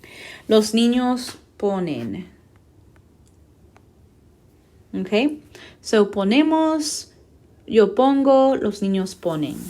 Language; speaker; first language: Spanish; non-native, fluent; English